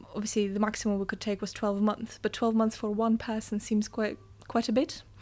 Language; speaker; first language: English; non-native, fluent; Russian